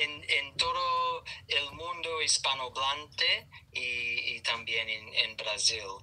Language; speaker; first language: Spanish; non-native, fluent; English